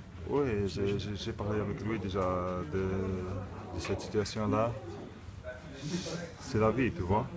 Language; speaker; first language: French; non-native, local second language; Arabic